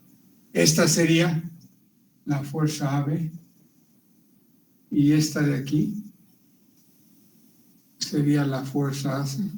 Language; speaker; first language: Spanish; native; Spanish